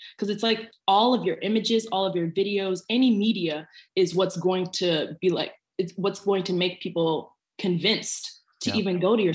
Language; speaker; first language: English; native; English